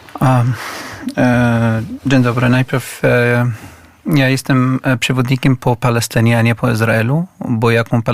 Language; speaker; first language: Polish; non-native, learner; Arabic